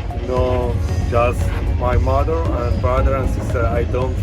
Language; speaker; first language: English; non-native, learner; Persian